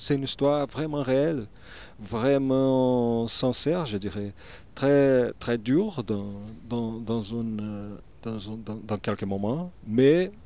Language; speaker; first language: French; non-native, learner; Portuguese